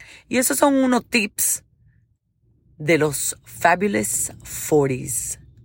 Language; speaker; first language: Spanish; early bilingual, heritage; Spanish